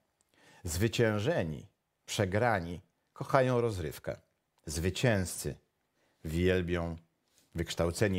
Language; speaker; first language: Polish; native; Polish